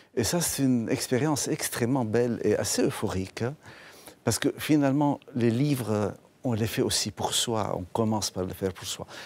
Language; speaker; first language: French; non-native, fluent; Arabic